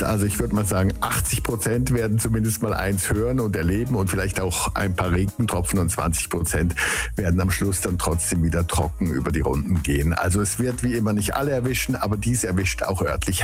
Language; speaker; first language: German; native; German